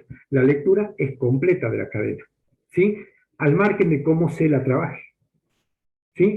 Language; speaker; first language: Spanish; native; Spanish